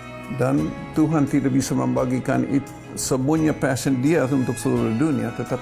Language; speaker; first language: Indonesian; non-native, fluent; English